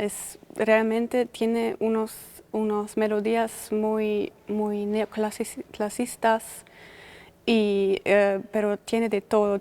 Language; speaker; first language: Spanish; non-native, fluent; German